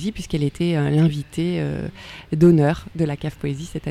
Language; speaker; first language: French; native; French